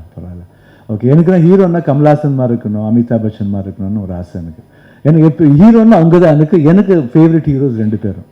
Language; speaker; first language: Tamil; non-native, local second language; Kannada